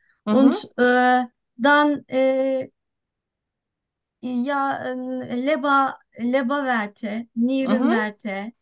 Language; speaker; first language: German; non-native, learner; Turkish